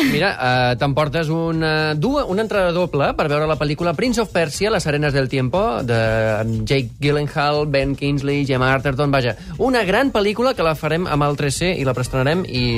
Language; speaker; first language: Catalan; native; Catalan